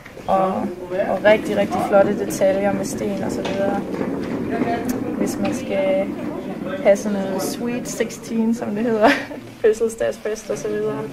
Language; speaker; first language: Danish; native; Danish